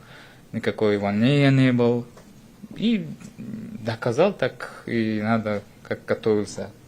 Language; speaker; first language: Russian; non-native, fluent; Uzbek